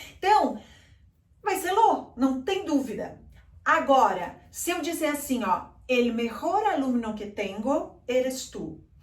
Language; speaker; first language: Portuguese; native; Portuguese